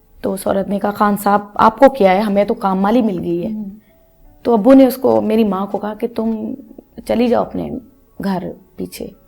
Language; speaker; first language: Urdu; non-native, local second language; Punjabi